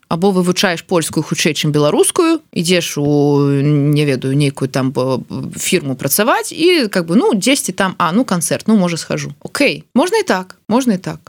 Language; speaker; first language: Belarusian; non-native, local second language; Russian